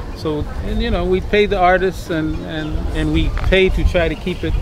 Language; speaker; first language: English; native; English